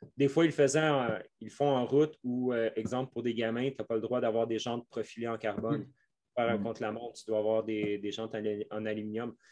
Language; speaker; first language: French; native; French